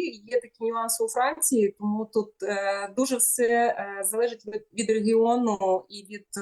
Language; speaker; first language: Ukrainian; native; Ukrainian